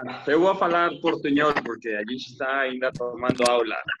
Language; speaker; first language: Portuguese; non-native, learner; Spanish